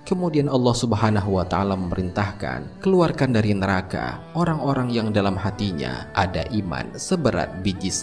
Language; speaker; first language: Indonesian; native; Indonesian